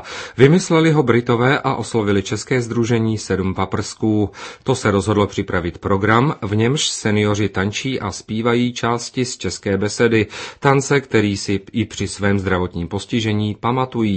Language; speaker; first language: Czech; native; Czech